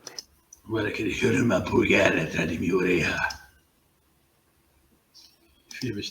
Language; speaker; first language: Portuguese; native; Portuguese